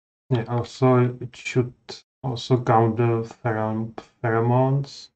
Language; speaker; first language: English; non-native, fluent; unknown